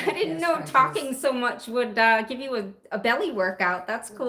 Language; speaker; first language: English; native; English